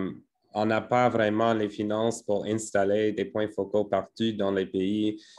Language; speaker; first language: French; non-native, fluent; English